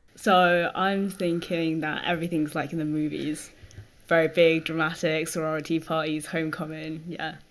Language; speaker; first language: English; native; English